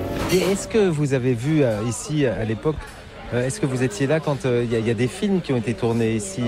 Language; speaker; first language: French; native; French